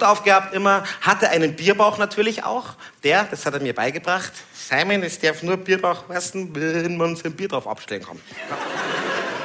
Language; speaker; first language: German; native; German